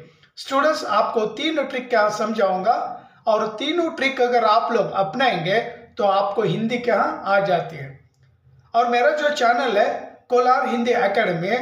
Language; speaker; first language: Hindi; non-native, local second language; Kannada